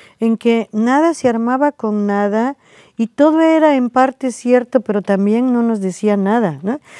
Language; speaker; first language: Spanish; native; Spanish